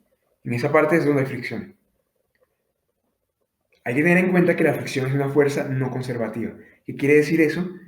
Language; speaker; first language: Spanish; native; Spanish